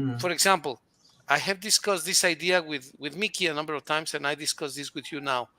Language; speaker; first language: English; non-native, fluent; Spanish